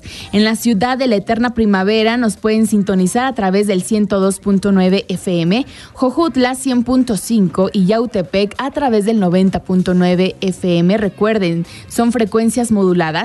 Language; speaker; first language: Spanish; native; Spanish